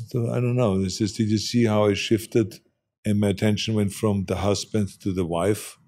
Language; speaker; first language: English; non-native, fluent; German